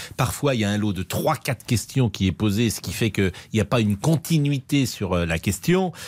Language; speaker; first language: French; native; French